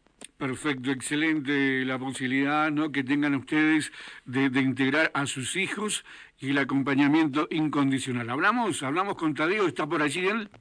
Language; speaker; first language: Spanish; native; Spanish